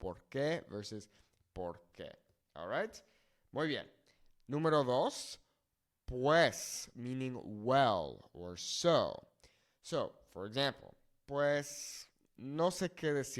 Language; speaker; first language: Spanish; non-native, fluent; English